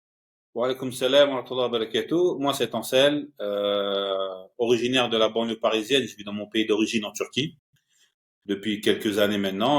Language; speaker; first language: French; early bilingual, other home language; Turkish